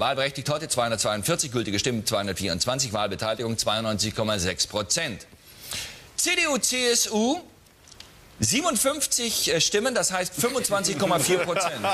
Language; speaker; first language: German; native; German